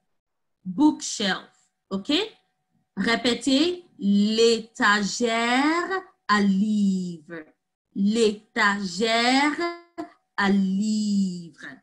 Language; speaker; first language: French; non-native, fluent; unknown